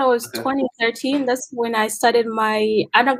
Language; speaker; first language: English; non-native, local second language; Nyanja